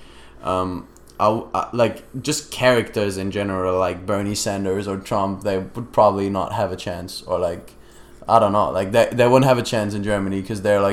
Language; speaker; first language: English; non-native, fluent; German